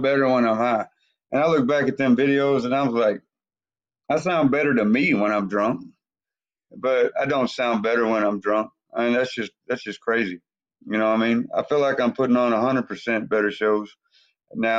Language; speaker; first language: English; native; English